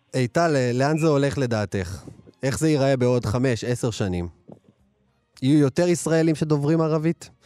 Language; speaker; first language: Hebrew; native; Hebrew